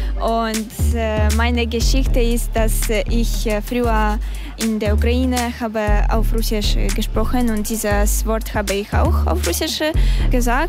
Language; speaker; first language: German; non-native, learner; Russian